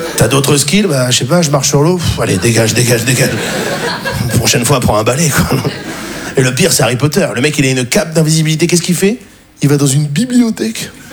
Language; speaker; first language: French; native; French